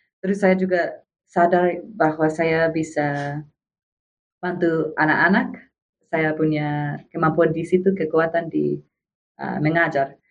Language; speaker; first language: Indonesian; non-native, fluent; English